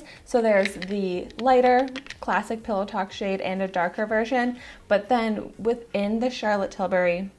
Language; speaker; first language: English; native; English